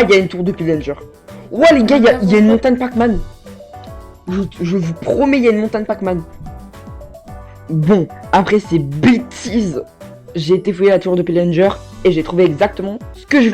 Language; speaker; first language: French; native; French